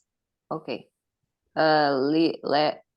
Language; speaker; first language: English; non-native, learner; Portuguese